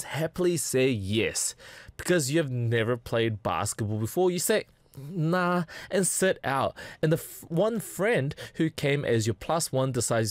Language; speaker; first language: English; native; English